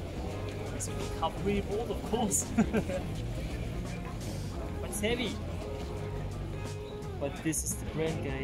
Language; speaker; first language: English; non-native, fluent; German